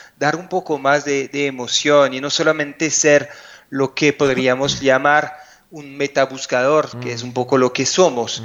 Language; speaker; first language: Spanish; non-native, fluent; French